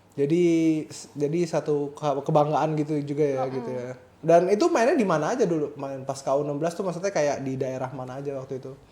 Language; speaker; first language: Indonesian; native; Indonesian